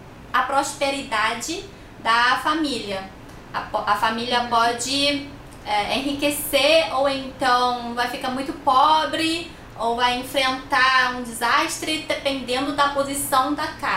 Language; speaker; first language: Portuguese; non-native, fluent; Chinese